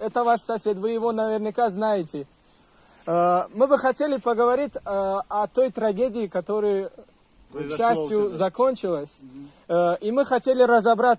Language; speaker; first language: Russian; non-native, fluent; Tajik